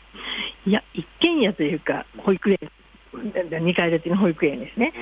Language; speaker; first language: Japanese; native; Japanese